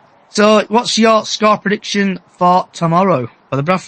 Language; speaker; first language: English; native; English